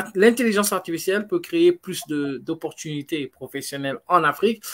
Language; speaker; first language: French; non-native, local second language; Wolof